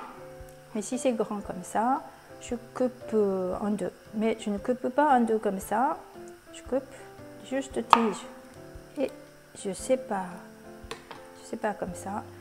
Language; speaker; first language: French; non-native, fluent; Japanese